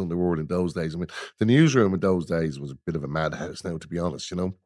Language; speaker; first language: English; native; English